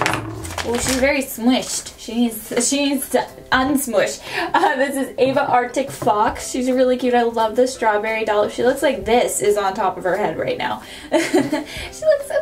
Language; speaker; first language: English; native; English